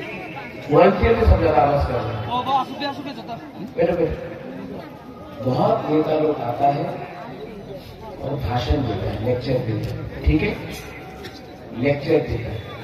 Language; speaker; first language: Hindi; non-native, local second language; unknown